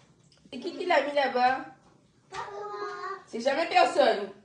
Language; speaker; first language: French; native; French